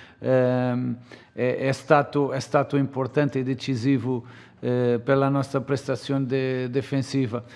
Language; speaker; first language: Italian; non-native, fluent; Portuguese